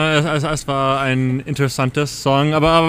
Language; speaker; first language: German; non-native, learner; English